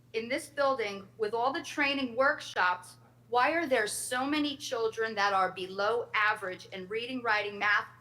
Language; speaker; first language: English; native; English